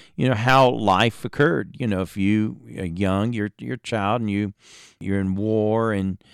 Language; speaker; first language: English; native; English